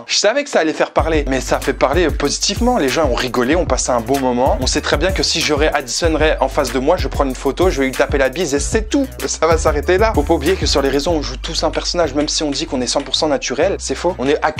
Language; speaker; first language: French; native; French